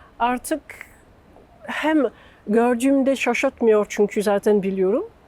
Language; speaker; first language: Turkish; non-native, fluent; French